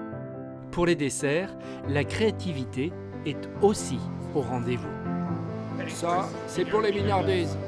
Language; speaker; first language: French; native; French